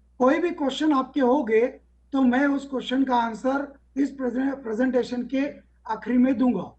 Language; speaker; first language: Hindi; non-native, local second language; Marathi